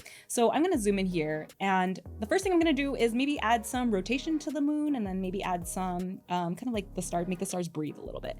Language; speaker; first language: English; native; English